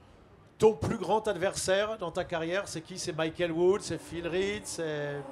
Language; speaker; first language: French; native; French